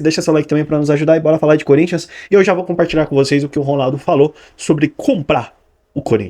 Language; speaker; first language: Portuguese; native; Portuguese